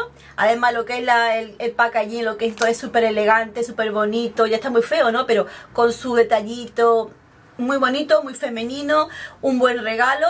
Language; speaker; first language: Spanish; native; Spanish